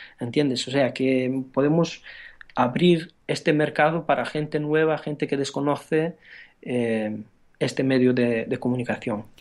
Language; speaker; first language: Spanish; non-native, fluent; Romanian